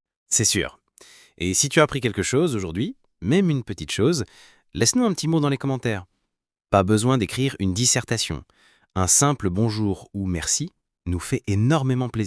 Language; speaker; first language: French; native; French